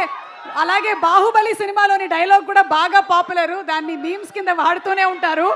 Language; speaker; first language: Telugu; native; Telugu